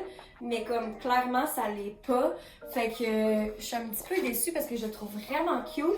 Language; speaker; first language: French; native; French